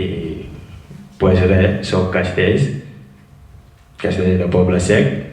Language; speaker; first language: Catalan; non-native, learner; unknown